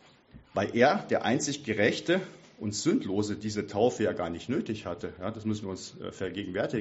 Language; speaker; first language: German; native; German